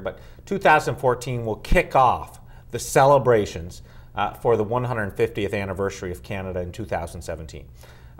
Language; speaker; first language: English; native; English